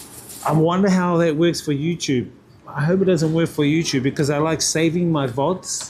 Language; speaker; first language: English; native; English